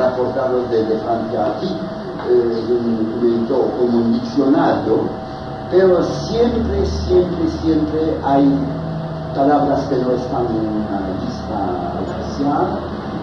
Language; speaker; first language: Spanish; non-native, fluent; French